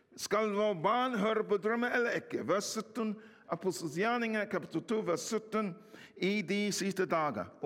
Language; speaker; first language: Norwegian; non-native, fluent; English